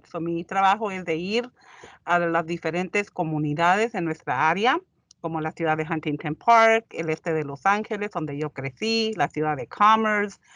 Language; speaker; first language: Spanish; early bilingual, heritage; Spanish